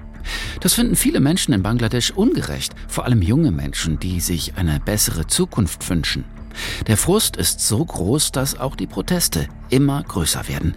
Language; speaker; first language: German; native; German